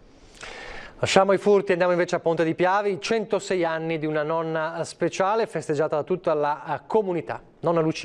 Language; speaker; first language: Italian; native; Italian